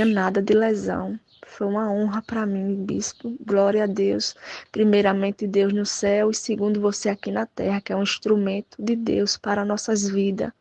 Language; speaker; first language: Portuguese; native; Portuguese